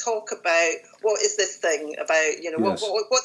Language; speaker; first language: English; native; English